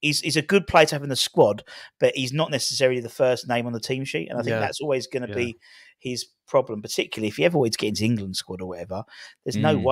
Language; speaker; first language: English; native; English